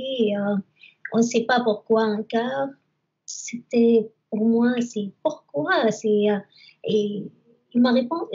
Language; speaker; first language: French; non-native, learner; Arabic